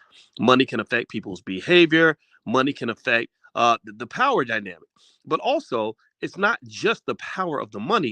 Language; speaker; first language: English; native; English